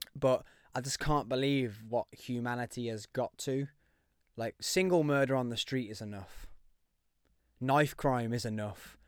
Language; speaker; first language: English; native; English